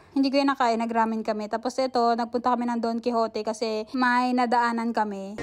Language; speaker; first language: Filipino; native; Filipino